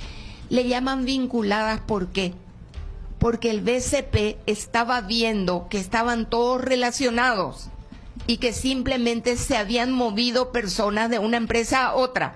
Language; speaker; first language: Spanish; native; Spanish